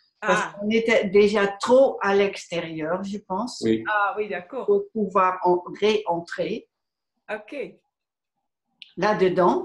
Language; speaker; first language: French; non-native, fluent; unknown